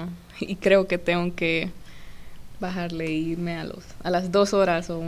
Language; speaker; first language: Spanish; early bilingual, heritage; English